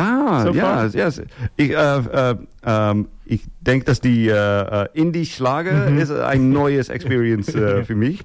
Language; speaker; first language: German; non-native, learner; Dutch